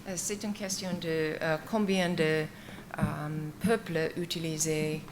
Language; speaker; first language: French; non-native, fluent; English